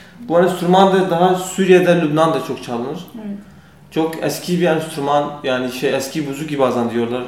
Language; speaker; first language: Turkish; non-native, learner; Kurdish